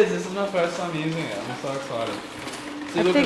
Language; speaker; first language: English; native; English